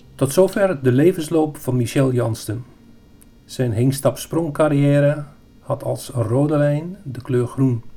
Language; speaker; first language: Dutch; native; Dutch